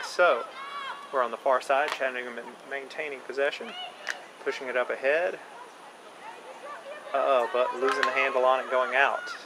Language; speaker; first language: English; native; English